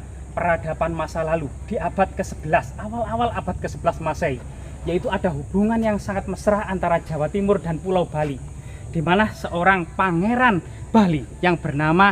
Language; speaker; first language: Indonesian; native; Indonesian